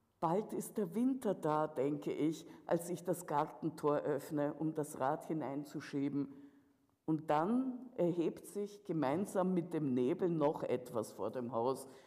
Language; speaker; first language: German; early bilingual, other home language; Russian